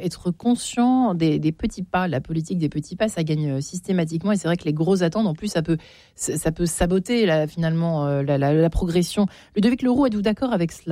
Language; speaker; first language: French; native; French